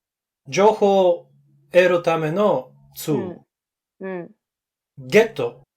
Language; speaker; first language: Japanese; non-native, learner; English